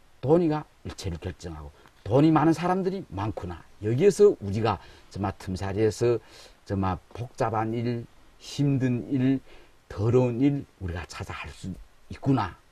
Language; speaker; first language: Korean; native; Korean